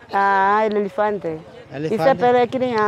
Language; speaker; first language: Portuguese; non-native, local second language; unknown